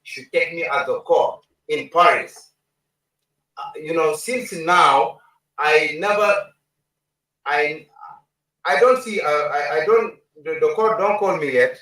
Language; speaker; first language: English; non-native, learner; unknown